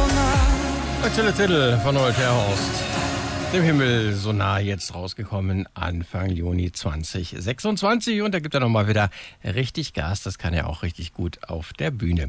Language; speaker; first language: German; native; German